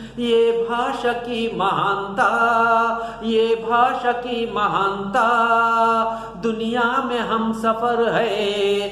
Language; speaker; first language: Hindi; non-native, local second language; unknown